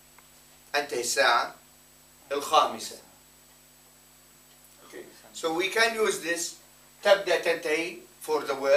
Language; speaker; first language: Arabic; non-native, fluent; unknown